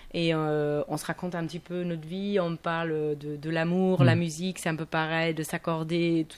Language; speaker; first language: French; non-native, fluent; German